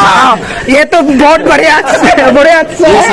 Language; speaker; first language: Hindi; non-native, local second language; Assamese